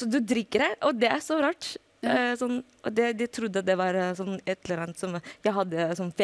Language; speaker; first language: Norwegian; non-native, fluent; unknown